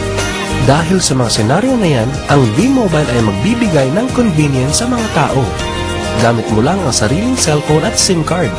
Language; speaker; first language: Filipino; native; Filipino